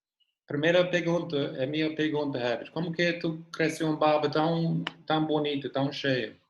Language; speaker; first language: Portuguese; non-native, fluent; English